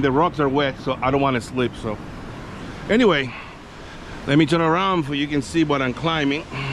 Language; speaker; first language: English; non-native, local second language; Spanish